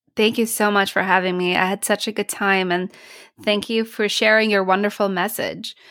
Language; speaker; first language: English; non-native, fluent; Polish